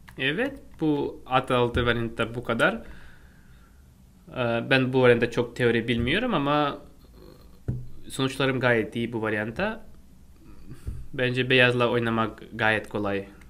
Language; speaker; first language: Turkish; non-native, fluent; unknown